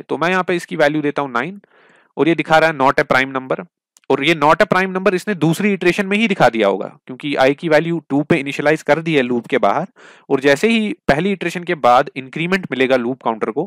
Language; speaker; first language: Hindi; non-native, local second language; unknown